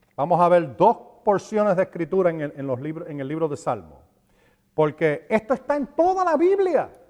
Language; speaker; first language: Spanish; early bilingual, heritage; Spanish